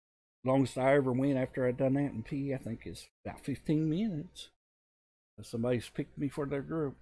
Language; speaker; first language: English; native; English